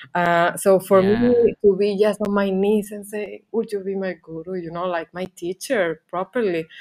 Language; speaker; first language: English; non-native, fluent; Spanish